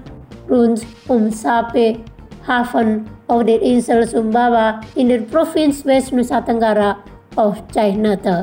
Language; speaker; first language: German; non-native, fluent; Indonesian